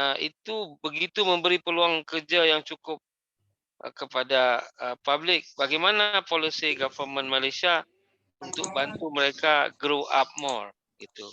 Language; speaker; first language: Malay; native; Malay